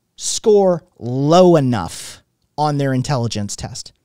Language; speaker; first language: English; native; English